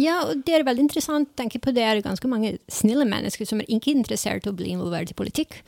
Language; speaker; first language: Norwegian; non-native, fluent; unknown